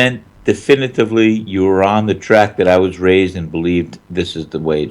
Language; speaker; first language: English; native; English